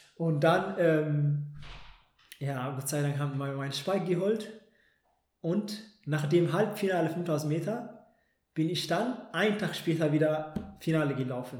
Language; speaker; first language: German; non-native, fluent; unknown